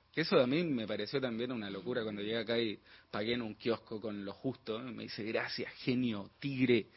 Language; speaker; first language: Spanish; native; Spanish